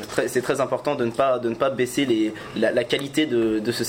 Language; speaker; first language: French; native; French